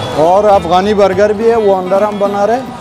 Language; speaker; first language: Hindi; non-native, learner; Persian